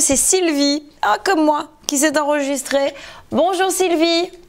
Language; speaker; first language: French; native; French